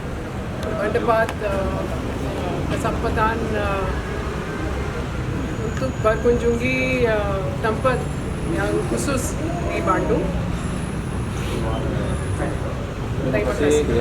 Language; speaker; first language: Indonesian; non-native, learner; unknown